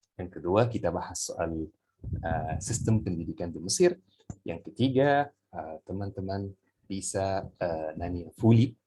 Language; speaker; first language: Indonesian; non-native, fluent; Arabic